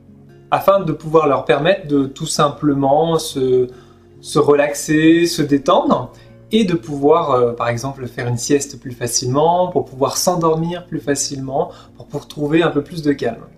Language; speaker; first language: French; native; French